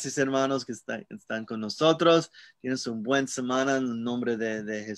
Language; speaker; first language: Spanish; non-native, learner; English